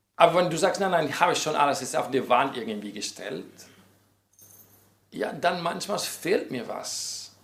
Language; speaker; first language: German; non-native, fluent; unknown